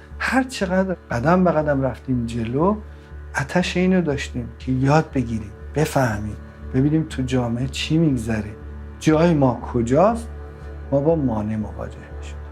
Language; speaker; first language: Persian; native; Persian